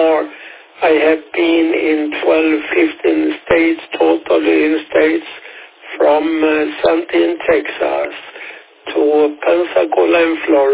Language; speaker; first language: English; non-native, fluent; Swedish